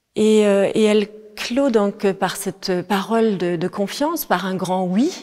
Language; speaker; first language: French; non-native, fluent; Danish